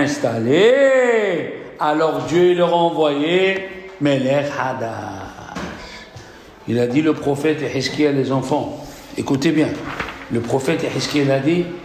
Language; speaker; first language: French; native; French